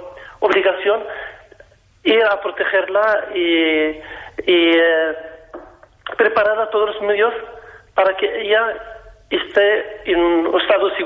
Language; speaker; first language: Spanish; non-native, fluent; Arabic